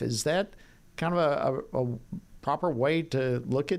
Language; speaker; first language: English; native; English